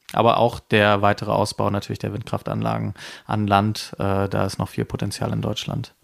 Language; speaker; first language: German; native; German